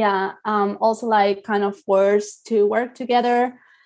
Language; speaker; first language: English; non-native, fluent; Spanish